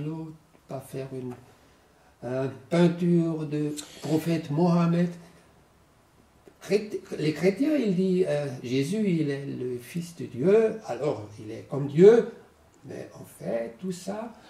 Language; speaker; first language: French; non-native, learner; German